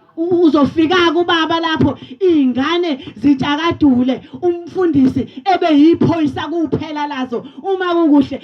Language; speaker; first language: Zulu; native; Zulu